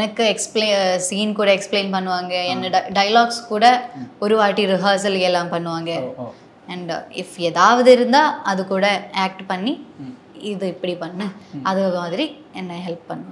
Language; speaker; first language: Tamil; non-native, learner; Malayalam